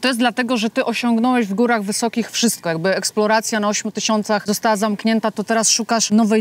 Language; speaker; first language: Polish; native; Polish